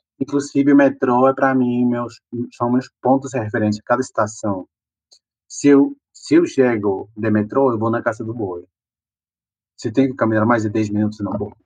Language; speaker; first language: Portuguese; non-native, fluent; Spanish